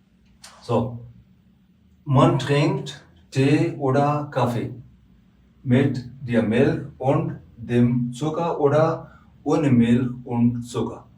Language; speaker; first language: German; non-native, learner; Pashto